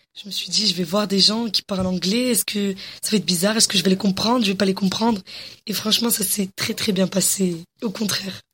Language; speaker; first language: French; early bilingual, other home language; Arabic